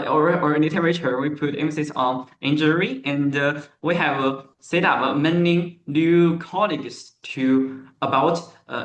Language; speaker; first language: English; non-native, learner; Chinese